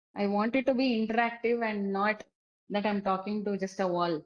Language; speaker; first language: English; non-native, local second language; Kannada